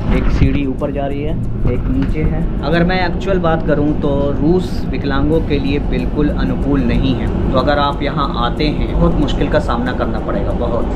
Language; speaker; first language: Hindi; native; Hindi